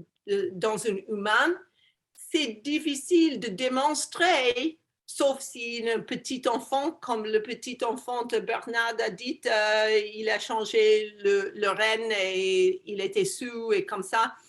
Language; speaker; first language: French; non-native, learner; English